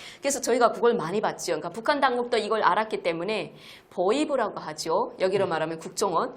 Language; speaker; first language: Korean; native; Korean